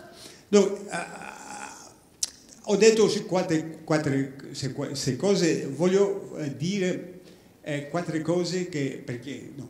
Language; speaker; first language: Italian; non-native, fluent; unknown